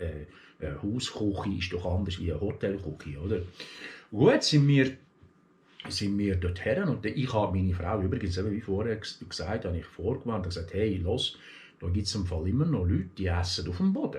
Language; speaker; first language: German; early bilingual, other home language; Turkish